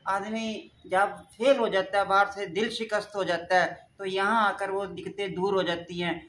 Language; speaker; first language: Hindi; native; Hindi